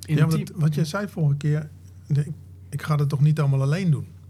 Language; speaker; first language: Dutch; native; Dutch